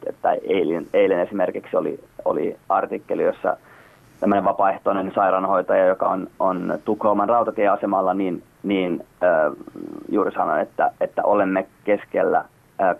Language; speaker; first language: Finnish; native; Finnish